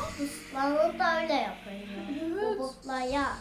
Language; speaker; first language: Turkish; early bilingual, heritage; German